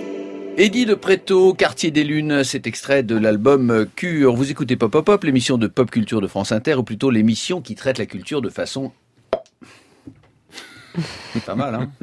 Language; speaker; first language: French; native; French